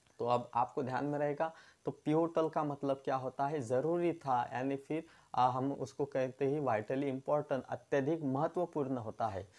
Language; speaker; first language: Hindi; non-native, local second language; Marathi